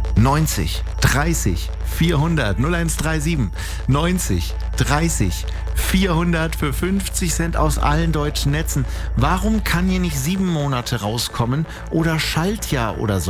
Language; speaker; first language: German; native; German